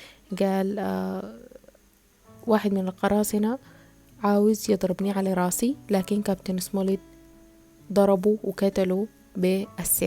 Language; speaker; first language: Arabic; native; Arabic